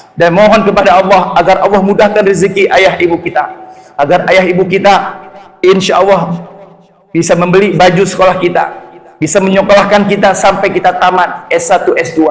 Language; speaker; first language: Indonesian; non-native, local second language; Achinese